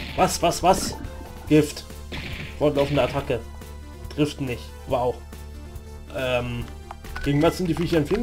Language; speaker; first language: German; native; German